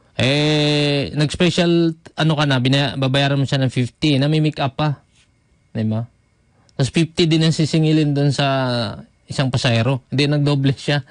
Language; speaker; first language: Filipino; native; Filipino